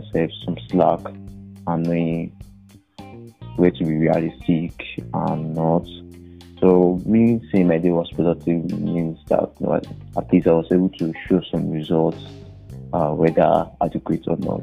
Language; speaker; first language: English; non-native, local second language; Yoruba